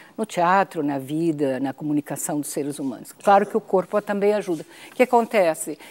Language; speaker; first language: Portuguese; non-native, fluent; Spanish